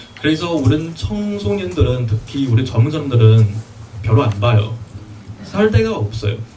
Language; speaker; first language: Korean; non-native, fluent; Chinese